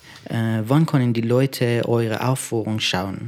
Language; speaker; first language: German; non-native, learner; Persian